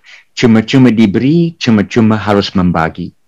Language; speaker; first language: Indonesian; non-native, fluent; English